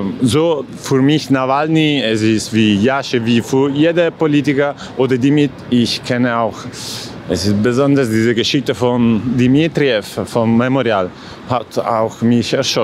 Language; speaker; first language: German; non-native, learner; Russian